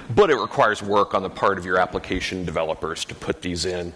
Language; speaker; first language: English; native; English